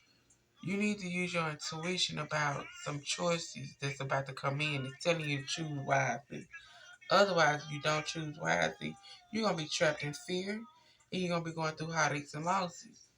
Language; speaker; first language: English; native; English